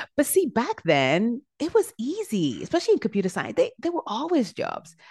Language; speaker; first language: English; native; English